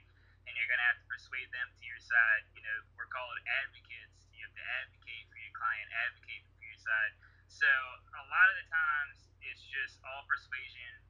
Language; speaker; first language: English; native; English